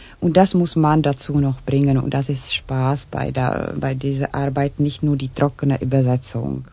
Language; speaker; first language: German; non-native, learner; Czech